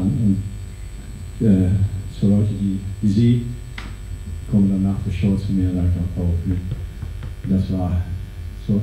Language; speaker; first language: German; non-native, fluent; Dutch